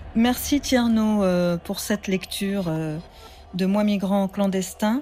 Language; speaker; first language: French; native; French